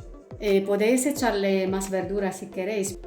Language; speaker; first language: Spanish; non-native, fluent; Arabic